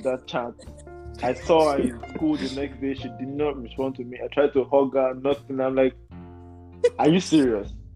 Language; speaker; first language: English; non-native, local second language; Yoruba